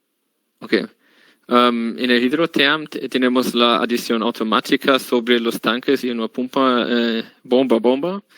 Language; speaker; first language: Spanish; non-native, learner; German